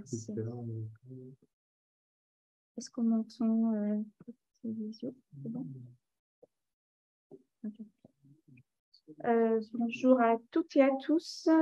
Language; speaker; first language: French; native; French